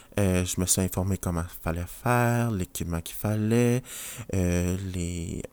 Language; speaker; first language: French; native; French